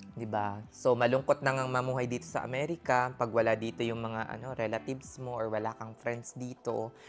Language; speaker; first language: Filipino; native; Filipino